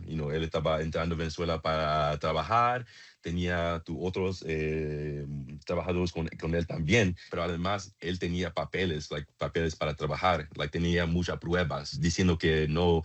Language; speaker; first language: Spanish; non-native, learner; English